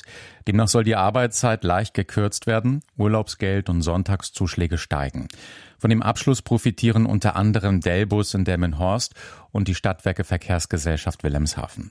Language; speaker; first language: German; native; German